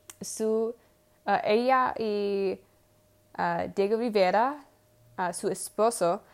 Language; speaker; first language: Spanish; non-native, learner; English